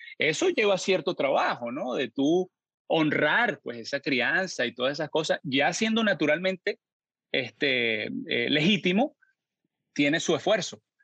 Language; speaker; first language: Spanish; native; Spanish